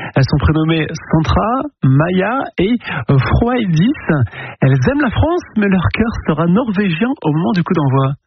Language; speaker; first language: French; native; French